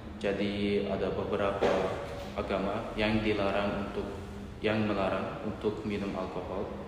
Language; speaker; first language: Indonesian; non-native, learner; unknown